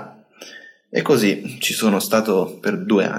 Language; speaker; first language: Italian; native; Italian